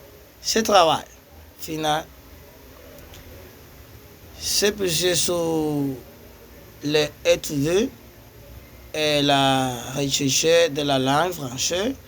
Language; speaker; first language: French; non-native, learner; Spanish